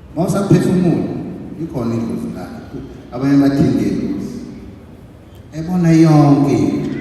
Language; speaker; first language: Zulu; native; Zulu